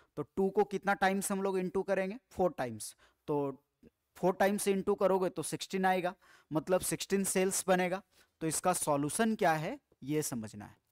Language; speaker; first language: Hindi; native; Hindi